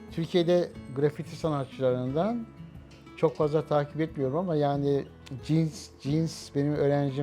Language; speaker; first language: Turkish; native; Turkish